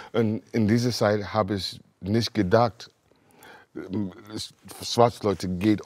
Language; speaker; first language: German; non-native, learner; English